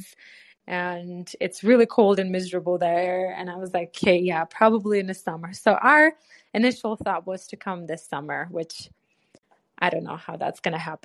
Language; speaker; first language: English; non-native, fluent; Ukrainian